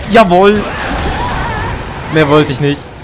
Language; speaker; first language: German; native; German